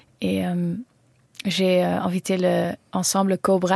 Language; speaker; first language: French; non-native, learner; Dutch